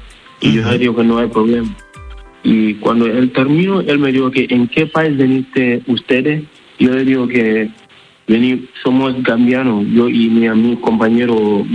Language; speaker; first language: Spanish; non-native, learner; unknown